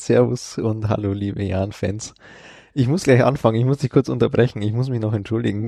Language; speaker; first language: German; native; German